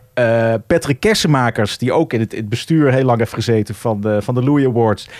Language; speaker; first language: Dutch; native; Dutch